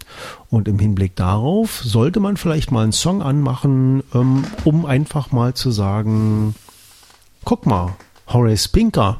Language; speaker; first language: German; native; German